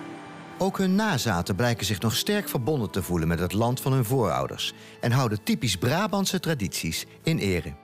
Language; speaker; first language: Dutch; native; Dutch